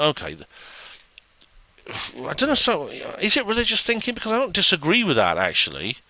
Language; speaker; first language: English; native; English